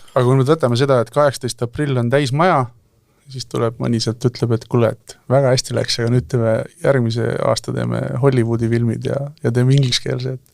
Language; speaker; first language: Estonian; native; Estonian